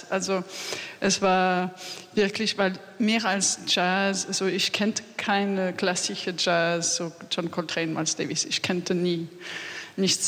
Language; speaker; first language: German; non-native, learner; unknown